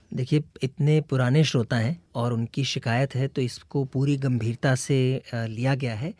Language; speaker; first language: Hindi; native; Hindi